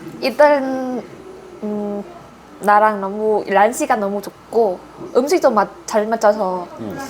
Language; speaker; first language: Korean; non-native, learner; Vietnamese